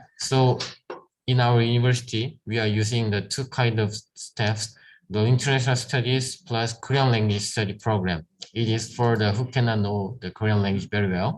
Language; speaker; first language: English; non-native, learner; Korean